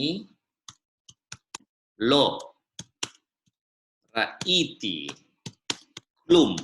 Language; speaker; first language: Hebrew; non-native, fluent; Indonesian